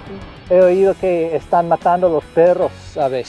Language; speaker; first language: Spanish; non-native, learner; English